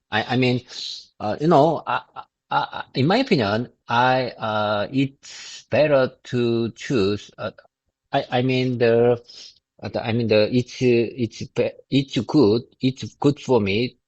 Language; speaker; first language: English; non-native, learner; Korean